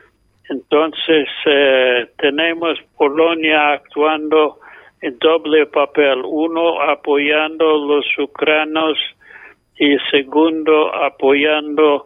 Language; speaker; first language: Spanish; non-native, fluent; English